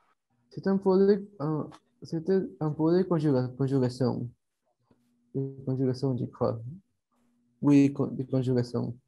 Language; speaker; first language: French; non-native, learner; Spanish